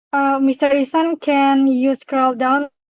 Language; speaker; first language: English; non-native, local second language; Indonesian